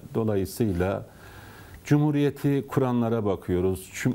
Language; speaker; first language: Turkish; native; Turkish